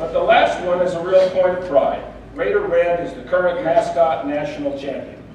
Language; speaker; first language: English; native; English